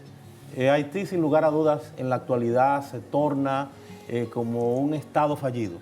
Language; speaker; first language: Spanish; native; Spanish